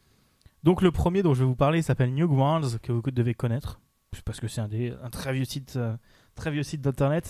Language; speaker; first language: French; native; French